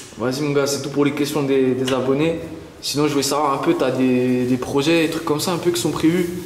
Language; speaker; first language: French; native; French